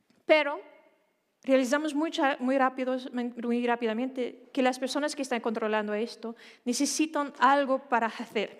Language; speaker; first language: Spanish; non-native, fluent; Danish